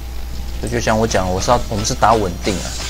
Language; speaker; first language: Chinese; native; Chinese